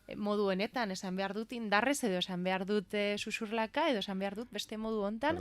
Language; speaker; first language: Basque; non-native, local second language; Spanish